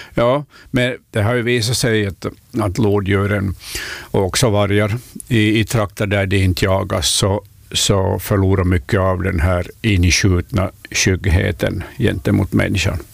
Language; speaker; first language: Swedish; native; Swedish